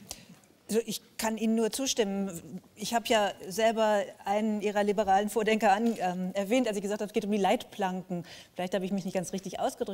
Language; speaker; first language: German; native; German